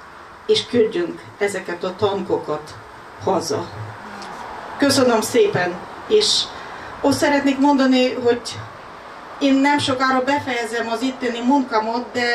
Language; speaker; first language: Hungarian; non-native, fluent; Ukrainian